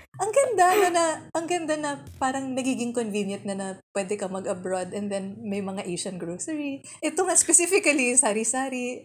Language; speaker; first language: Filipino; native; Filipino